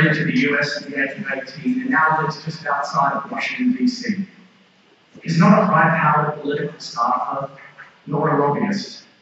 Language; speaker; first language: English; native; English